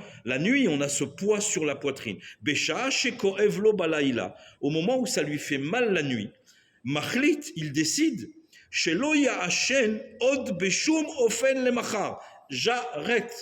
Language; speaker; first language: French; native; French